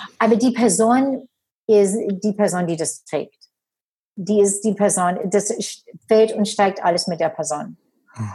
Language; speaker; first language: German; non-native, fluent; English